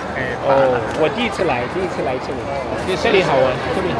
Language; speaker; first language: Chinese; non-native, fluent; English